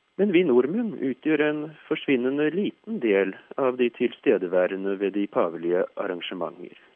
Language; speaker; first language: Norwegian; native; Norwegian